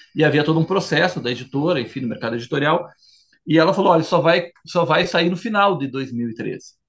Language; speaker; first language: Portuguese; native; Portuguese